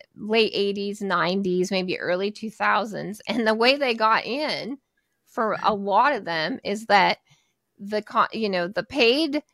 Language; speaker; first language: English; native; English